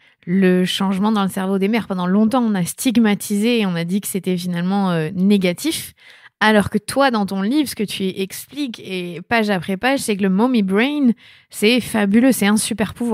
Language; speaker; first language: French; native; French